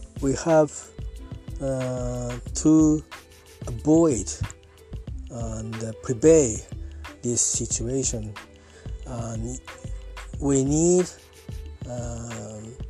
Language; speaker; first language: English; non-native, learner; Japanese